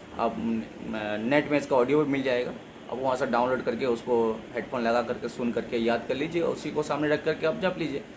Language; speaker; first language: Hindi; non-native, local second language; Bangla